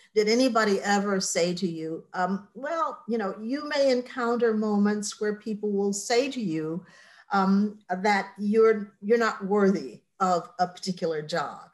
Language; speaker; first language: English; native; English